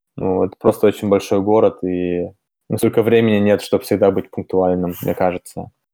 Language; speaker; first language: Russian; early bilingual, heritage; German